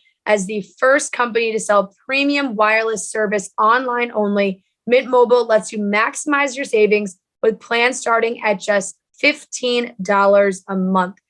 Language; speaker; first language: English; native; English